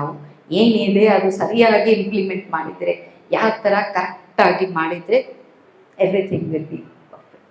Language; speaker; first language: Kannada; non-native, local second language; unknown